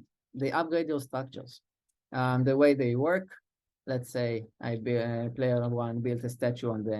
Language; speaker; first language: English; non-native, fluent; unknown